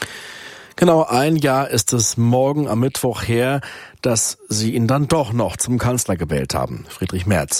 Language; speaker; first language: German; native; German